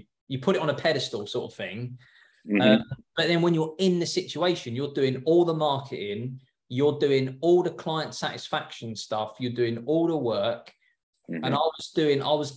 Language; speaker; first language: English; native; English